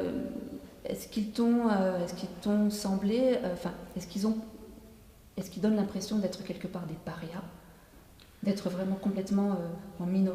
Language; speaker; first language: French; native; French